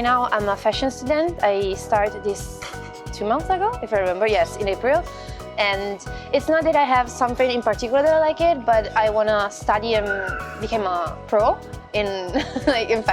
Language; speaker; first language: English; non-native, fluent; Italian